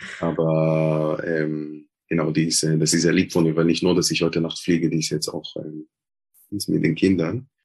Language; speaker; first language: German; non-native, fluent; Hebrew